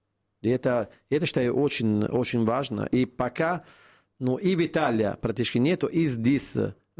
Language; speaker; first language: Russian; non-native, fluent; Italian